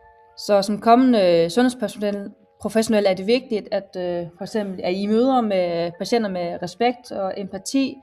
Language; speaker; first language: Danish; native; Danish